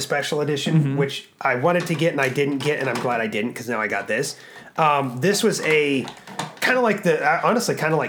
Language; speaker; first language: English; native; English